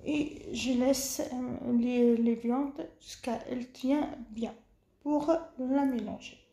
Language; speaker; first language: French; non-native, local second language; Arabic